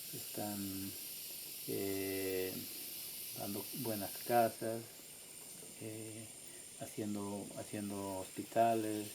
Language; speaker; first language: Spanish; non-native, local second language; Quechua